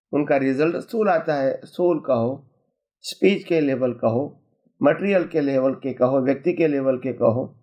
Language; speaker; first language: Hindi; non-native, local second language; Gujarati